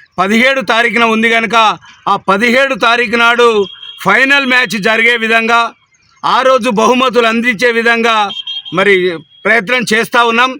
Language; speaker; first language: Telugu; native; Telugu